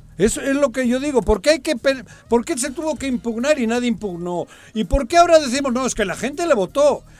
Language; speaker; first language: Spanish; native; Spanish